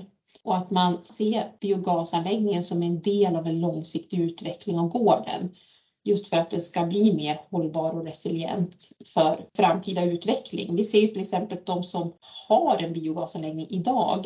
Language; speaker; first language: Swedish; native; Swedish